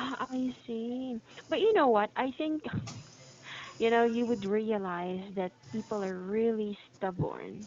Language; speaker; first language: English; non-native, fluent; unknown